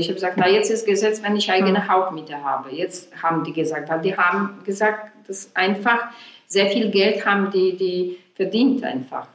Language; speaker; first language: German; non-native, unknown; Polish